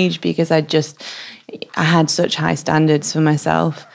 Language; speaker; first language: English; native; English